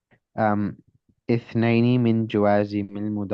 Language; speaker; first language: Arabic; non-native, learner; Urdu